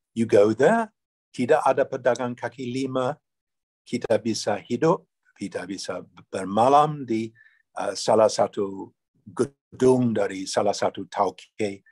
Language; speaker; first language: Indonesian; non-native, fluent; English